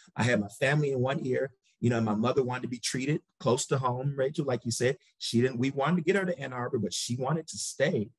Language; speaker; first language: English; native; English